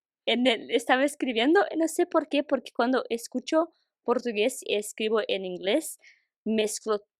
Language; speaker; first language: Spanish; non-native, fluent; Portuguese